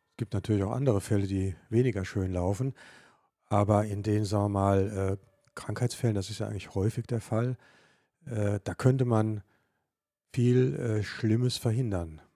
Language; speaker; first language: German; native; German